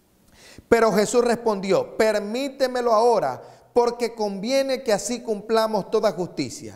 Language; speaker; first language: Spanish; native; Spanish